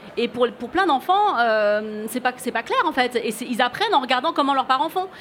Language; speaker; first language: French; early bilingual, other home language; Cantonese